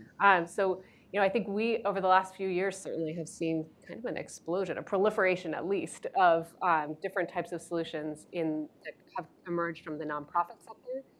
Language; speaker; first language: English; native; English